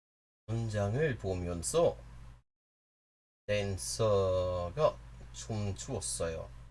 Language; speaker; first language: Korean; non-native, learner; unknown